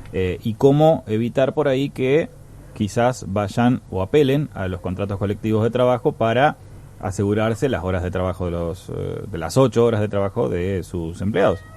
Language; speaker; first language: Spanish; native; Spanish